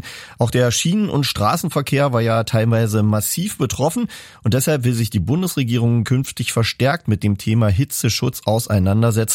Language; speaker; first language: German; native; German